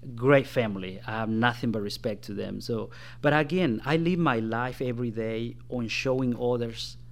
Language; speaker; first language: English; non-native, fluent; Spanish